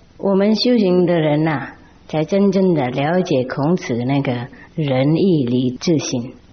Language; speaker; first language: Chinese; non-native, fluent; Vietnamese